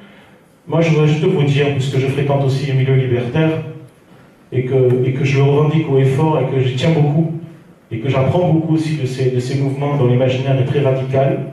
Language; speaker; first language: French; native; French